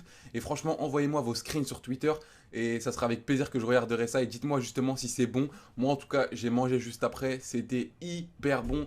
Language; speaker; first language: French; native; French